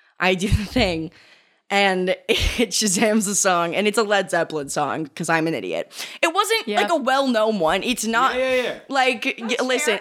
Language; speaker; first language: English; native; English